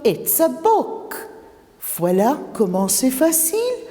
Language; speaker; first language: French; non-native, fluent; Maltese